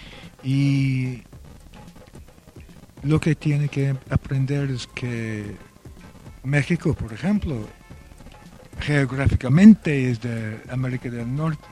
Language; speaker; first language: Spanish; non-native, fluent; Welsh